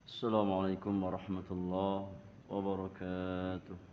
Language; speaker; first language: Arabic; non-native, fluent; Indonesian